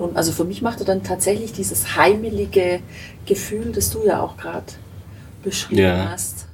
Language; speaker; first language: German; native; German